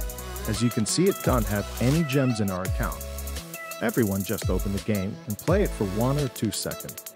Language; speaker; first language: English; non-native, learner; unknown